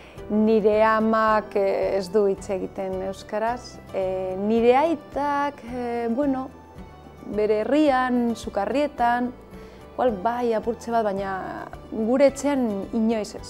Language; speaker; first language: Basque; non-native, local second language; Spanish